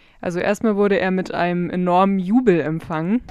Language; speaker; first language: German; native; German